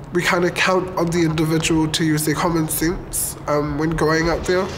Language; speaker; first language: English; native; English